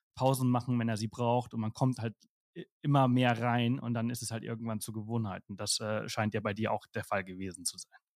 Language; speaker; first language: German; non-native, fluent; Spanish